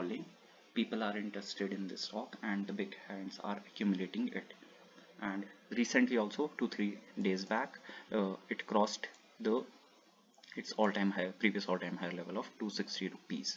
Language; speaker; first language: English; non-native, local second language; Hindi